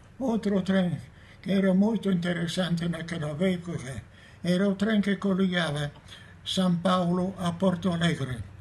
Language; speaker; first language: Portuguese; non-native, fluent; Italian